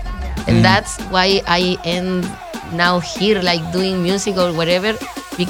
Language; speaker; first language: English; non-native, fluent; Spanish